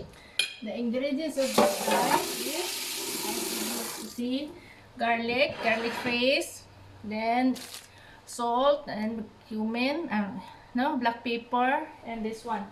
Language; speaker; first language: English; non-native, learner; Cebuano